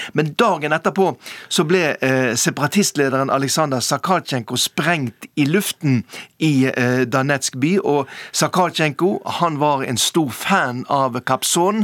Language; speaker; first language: Norwegian; native; Norwegian